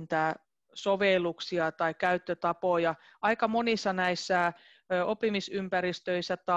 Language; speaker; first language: Finnish; native; Finnish